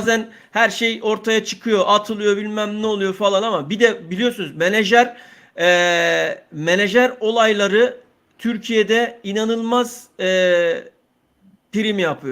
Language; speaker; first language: Turkish; native; Turkish